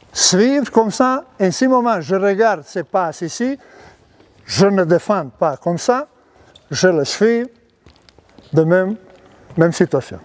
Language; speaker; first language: French; non-native, learner; Serbian